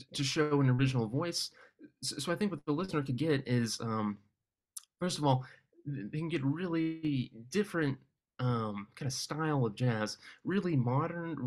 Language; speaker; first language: English; native; English